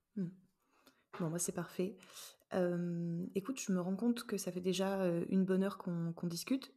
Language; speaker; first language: French; native; French